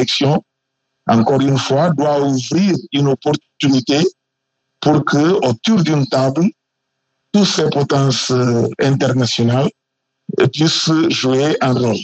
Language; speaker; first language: French; non-native, fluent; Portuguese